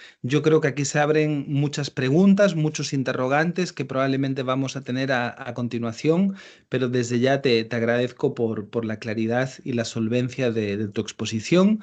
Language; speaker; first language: Spanish; native; Spanish